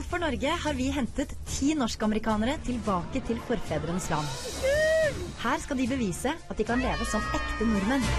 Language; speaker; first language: Norwegian; native; Norwegian